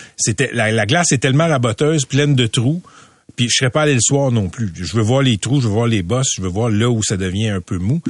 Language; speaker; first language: French; native; French